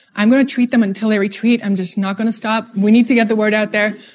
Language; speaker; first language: English; non-native, fluent; Russian